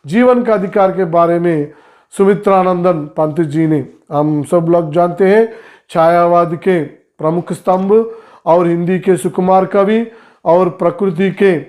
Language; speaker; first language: Hindi; non-native, local second language; Telugu